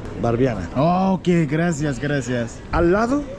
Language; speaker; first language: Spanish; non-native, learner; Korean